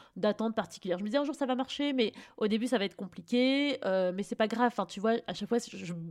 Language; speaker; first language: French; native; French